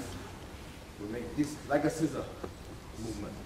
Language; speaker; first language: English; non-native, learner; German